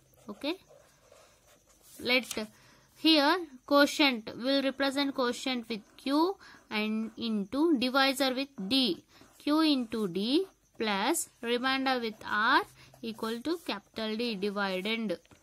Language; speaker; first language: English; non-native, local second language; Telugu